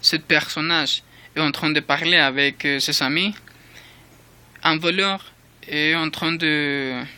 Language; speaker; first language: French; non-native, learner; Spanish